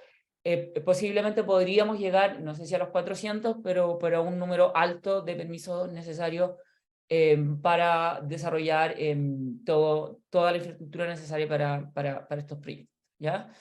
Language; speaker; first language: Spanish; native; Spanish